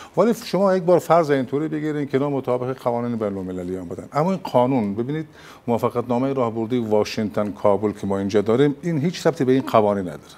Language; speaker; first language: Persian; native; Persian